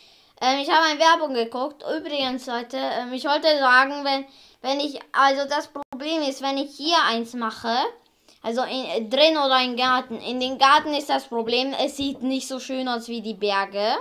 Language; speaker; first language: German; early bilingual, other home language; Hungarian